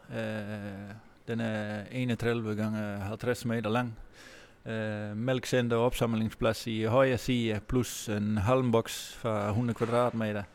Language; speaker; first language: Danish; non-native, fluent; Dutch